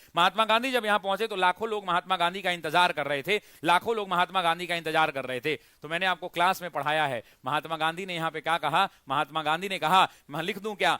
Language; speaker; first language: Hindi; native; Hindi